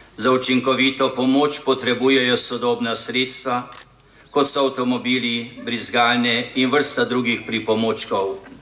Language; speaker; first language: Slovenian; native; Slovenian